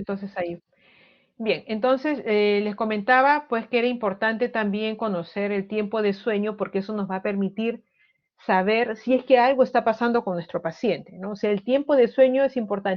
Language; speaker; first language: Spanish; native; Spanish